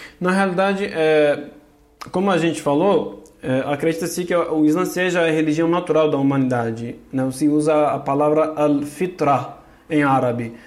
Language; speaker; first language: Portuguese; non-native, fluent; Kurdish